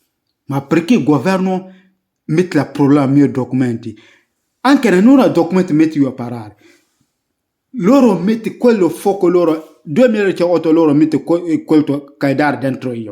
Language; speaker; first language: Italian; non-native, learner; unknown